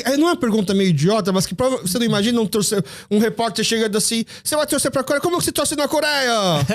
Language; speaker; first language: Portuguese; early bilingual, other home language; Korean